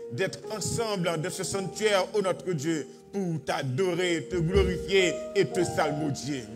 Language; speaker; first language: French; non-native, local second language; Haitian Creole